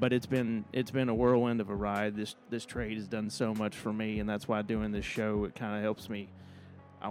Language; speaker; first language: English; native; English